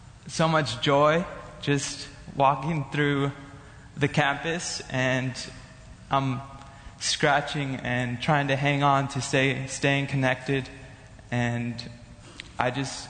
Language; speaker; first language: English; native; English